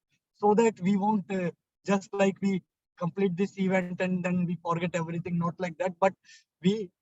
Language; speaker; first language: English; non-native, local second language; Hindi